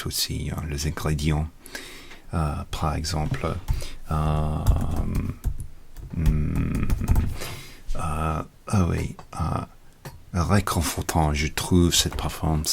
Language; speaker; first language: French; non-native, learner; English